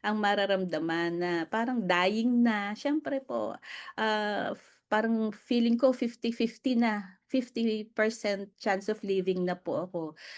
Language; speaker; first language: Filipino; native; Filipino